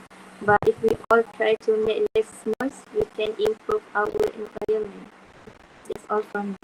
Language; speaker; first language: English; non-native, local second language; Malay